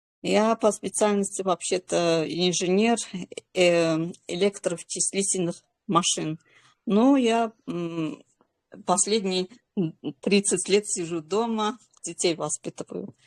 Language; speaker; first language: Russian; non-native, local second language; Azerbaijani